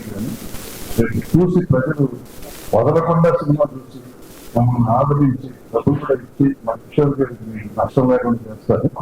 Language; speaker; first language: Telugu; native; Telugu